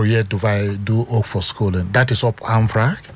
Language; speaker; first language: Dutch; non-native, learner; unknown